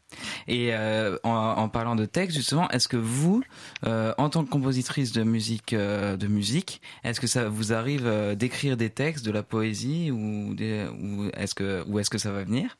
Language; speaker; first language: French; native; French